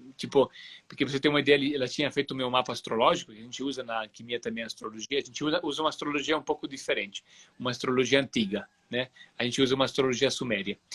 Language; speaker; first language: Portuguese; non-native, fluent; Italian